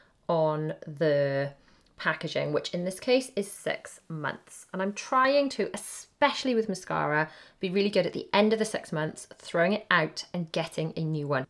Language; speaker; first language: English; native; English